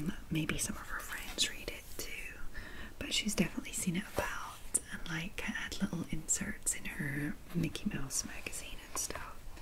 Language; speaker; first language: English; native; English